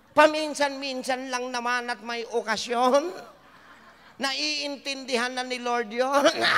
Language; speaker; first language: Filipino; native; Filipino